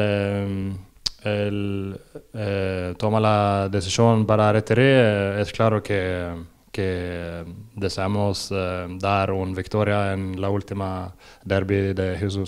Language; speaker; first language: Spanish; non-native, learner; Norwegian